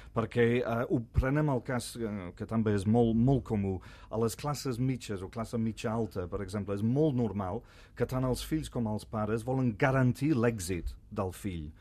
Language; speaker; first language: Catalan; non-native, fluent; English